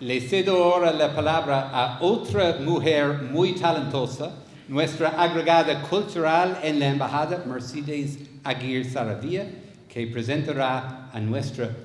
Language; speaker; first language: Spanish; non-native, fluent; English